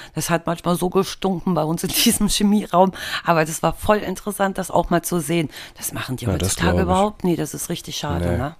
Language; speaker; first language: German; native; German